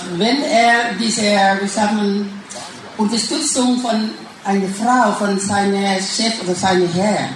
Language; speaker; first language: German; non-native, learner; Thai